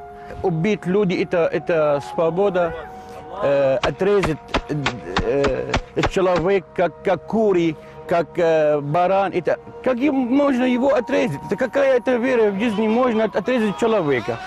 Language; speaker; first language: Russian; non-native, learner; Arabic